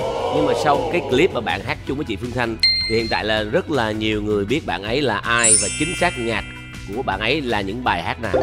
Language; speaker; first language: Vietnamese; native; Vietnamese